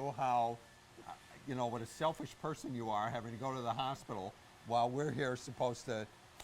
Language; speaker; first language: English; native; English